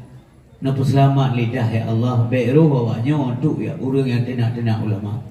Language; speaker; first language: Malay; non-native, local second language; Achinese